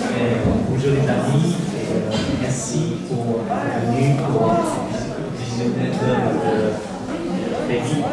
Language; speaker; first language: French; non-native, fluent; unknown